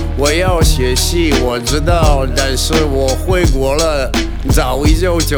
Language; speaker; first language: Chinese; non-native, learner; Russian